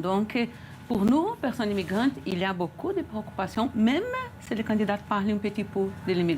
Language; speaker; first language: French; non-native, fluent; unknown